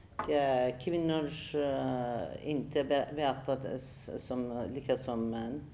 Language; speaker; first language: Swedish; non-native, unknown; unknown